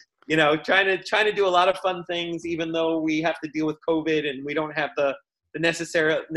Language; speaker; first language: English; native; English